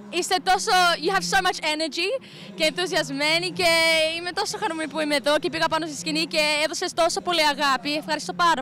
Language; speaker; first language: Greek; early bilingual, heritage; English